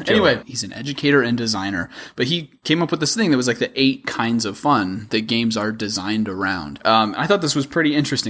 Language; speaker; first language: English; native; English